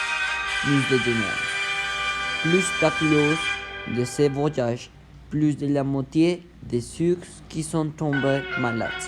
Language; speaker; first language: French; non-native, learner; Spanish